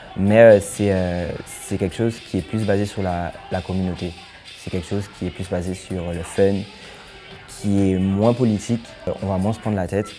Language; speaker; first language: French; native; French